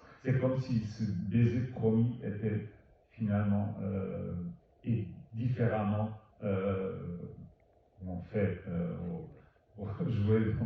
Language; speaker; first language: French; non-native, fluent; Portuguese